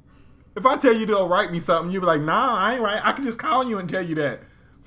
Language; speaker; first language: English; native; English